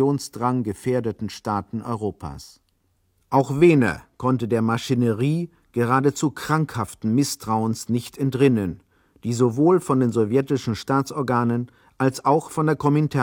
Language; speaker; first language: German; native; German